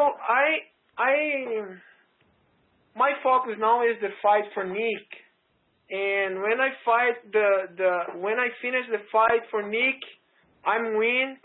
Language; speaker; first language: English; non-native, learner; Portuguese